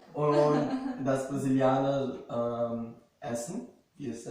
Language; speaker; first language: German; non-native, fluent; Portuguese